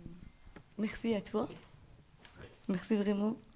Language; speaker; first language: French; non-native, learner; Persian